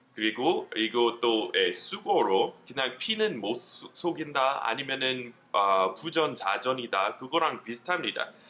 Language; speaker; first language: Korean; non-native, fluent; English